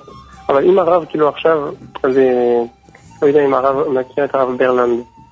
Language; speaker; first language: Hebrew; non-native, fluent; French